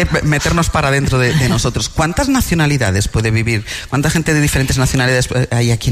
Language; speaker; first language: Spanish; native; Spanish